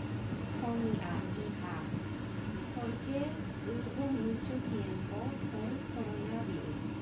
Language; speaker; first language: Spanish; non-native, learner; Japanese